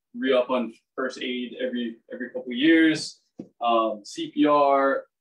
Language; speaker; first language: English; native; English